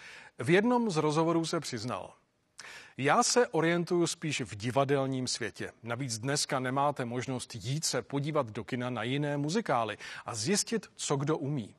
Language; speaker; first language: Czech; native; Czech